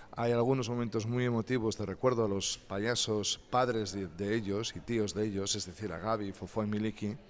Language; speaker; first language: Spanish; native; Spanish